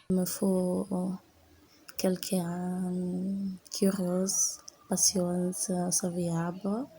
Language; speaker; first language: French; non-native, learner; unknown